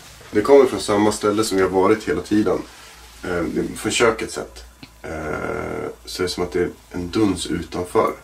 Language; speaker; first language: Swedish; native; Swedish